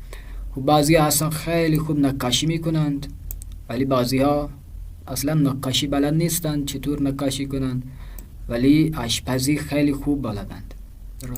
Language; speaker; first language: Persian; non-native, fluent; Urdu